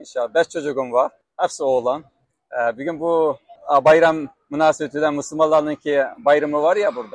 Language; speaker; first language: Turkish; non-native, learner; Uyghur